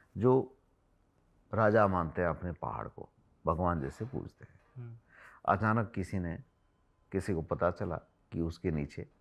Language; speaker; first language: Hindi; non-native, local second language; Odia